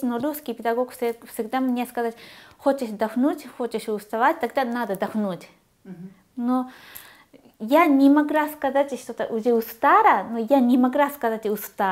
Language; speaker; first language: Russian; non-native, learner; Japanese